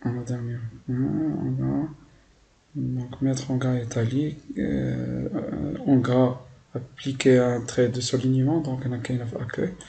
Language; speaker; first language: French; non-native, local second language; Arabic